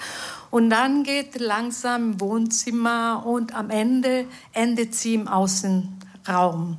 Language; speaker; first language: German; non-native, fluent; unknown